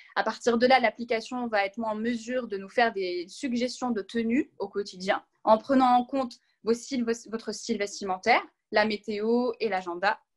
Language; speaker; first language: French; non-native, local second language; Arabic